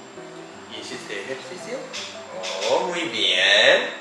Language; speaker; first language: Spanish; non-native, learner; Japanese